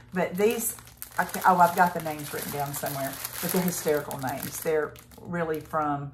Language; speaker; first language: English; native; English